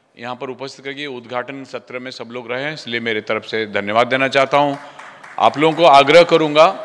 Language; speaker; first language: Hindi; non-native, local second language; Odia